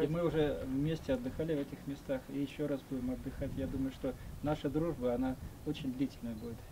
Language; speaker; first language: Russian; native; Russian